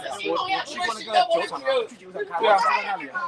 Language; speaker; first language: Chinese; early bilingual, heritage; Chinese